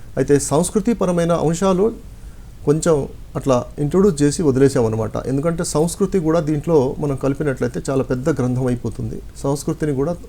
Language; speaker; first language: Telugu; non-native, local second language; Lambadi